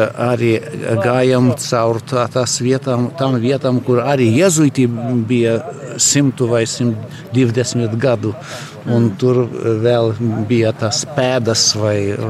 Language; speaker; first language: Latvian; non-native, learner; Lithuanian